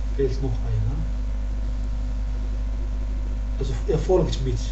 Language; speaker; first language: German; non-native, learner; Arabic